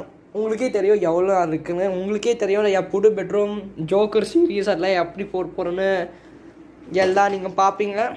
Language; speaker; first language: Tamil; early bilingual, heritage; Tamil